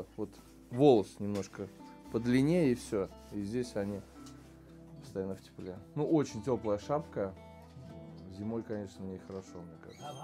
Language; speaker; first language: Russian; native; Russian